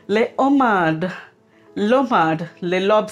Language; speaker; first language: French; non-native, fluent; Telugu